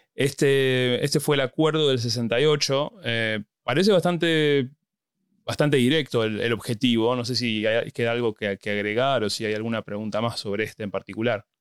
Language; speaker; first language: Spanish; native; Spanish